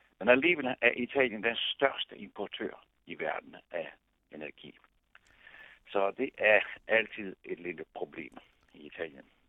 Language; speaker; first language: Danish; non-native, fluent; Italian